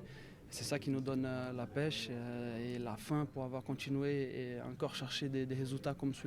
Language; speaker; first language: French; non-native, fluent; Portuguese